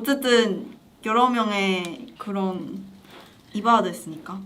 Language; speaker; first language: Korean; non-native, fluent; Chinese